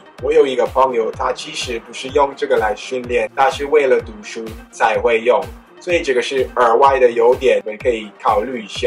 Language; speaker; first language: Chinese; non-native, fluent; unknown